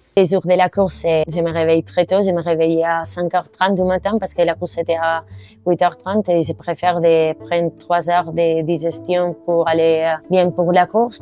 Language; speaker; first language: French; non-native, learner; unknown